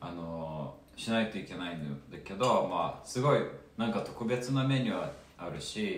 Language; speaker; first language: Japanese; non-native, fluent; Lithuanian